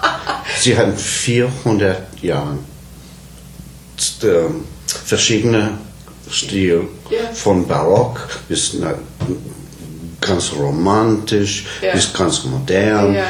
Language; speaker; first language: German; non-native, learner; English